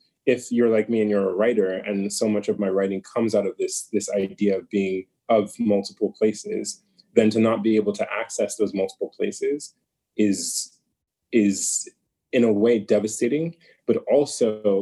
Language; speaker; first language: English; native; English